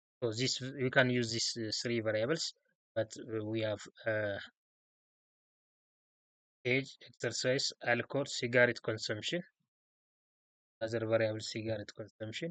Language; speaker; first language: English; non-native, local second language; Oromo